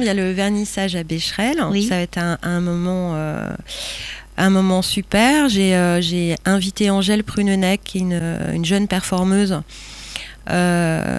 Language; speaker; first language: French; native; French